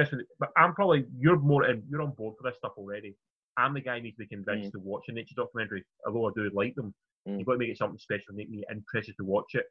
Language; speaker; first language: English; native; English